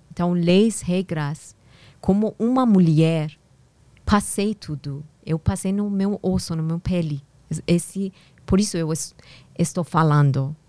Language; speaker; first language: Portuguese; non-native, learner; Persian